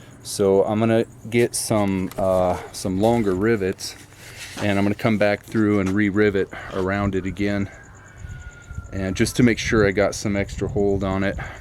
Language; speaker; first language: English; native; English